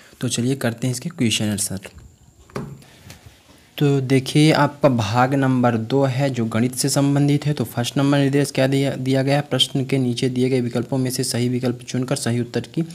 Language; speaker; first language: Hindi; native; Hindi